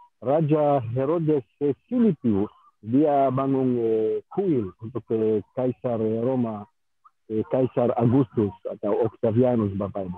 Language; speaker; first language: Indonesian; non-native, fluent; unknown